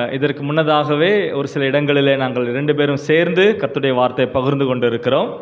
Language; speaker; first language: Tamil; non-native, local second language; Telugu